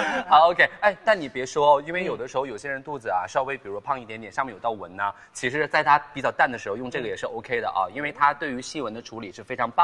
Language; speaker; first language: Chinese; native; Chinese